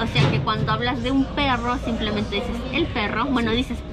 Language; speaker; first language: Spanish; native; Spanish